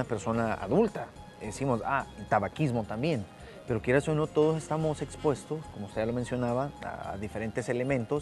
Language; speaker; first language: Spanish; native; Spanish